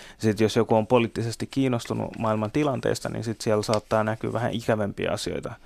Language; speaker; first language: Finnish; early bilingual, other home language; Bangla